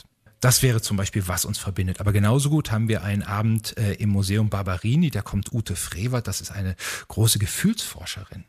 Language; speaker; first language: German; native; German